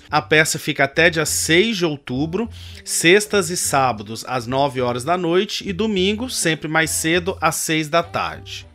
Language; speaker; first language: Portuguese; native; Portuguese